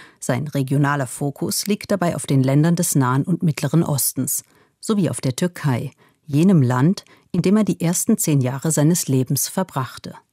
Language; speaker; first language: German; native; German